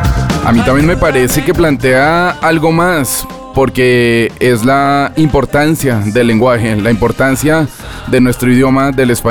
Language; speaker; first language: Spanish; native; Spanish